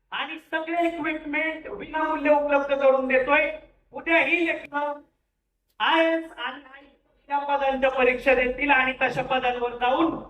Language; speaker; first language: Marathi; native; Marathi